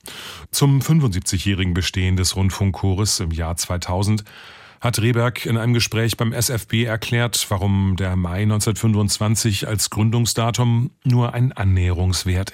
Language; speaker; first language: German; native; German